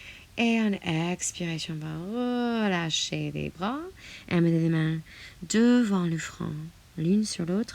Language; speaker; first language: French; non-native, fluent; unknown